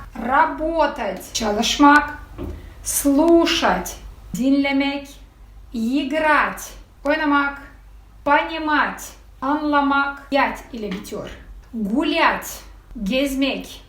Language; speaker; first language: Turkish; non-native, fluent; Russian